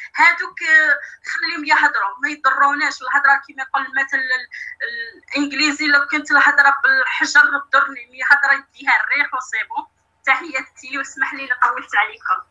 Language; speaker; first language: Arabic; native; Arabic